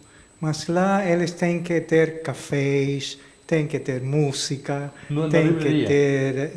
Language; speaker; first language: Portuguese; non-native, learner; Spanish